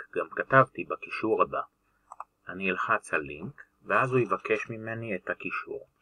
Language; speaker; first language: Hebrew; native; Hebrew